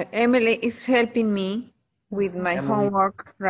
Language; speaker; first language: English; non-native, learner; Spanish